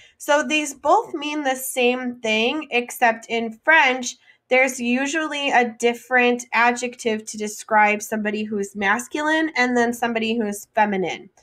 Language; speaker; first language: English; native; English